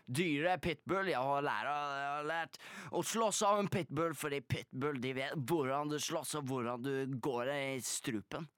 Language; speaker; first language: Norwegian; early bilingual, other home language; Polish